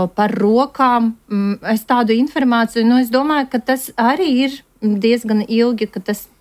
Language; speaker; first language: Latvian; non-native, local second language; Russian